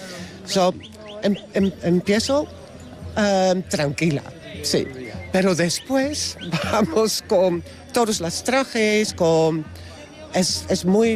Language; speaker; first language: Spanish; non-native, learner; Dutch